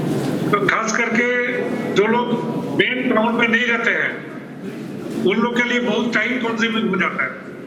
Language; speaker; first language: Hindi; non-native, local second language; Nepali